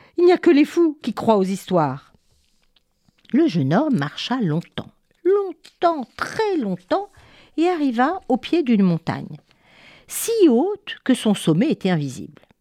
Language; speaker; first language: French; native; French